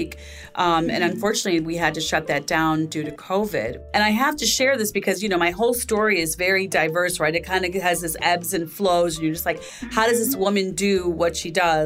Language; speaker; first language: English; native; English